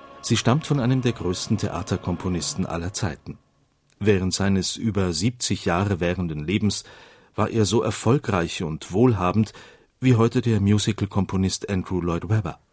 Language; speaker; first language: German; native; German